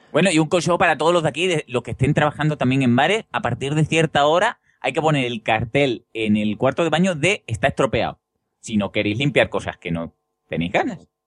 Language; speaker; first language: Spanish; native; Spanish